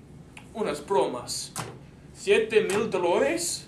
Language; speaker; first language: Spanish; non-native, learner; English